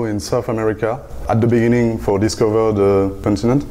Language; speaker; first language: English; non-native, fluent; French